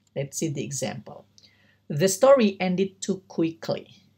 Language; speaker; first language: English; non-native, learner; Indonesian